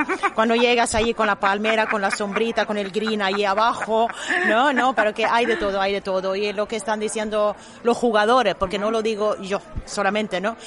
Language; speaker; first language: Spanish; non-native, fluent; Swedish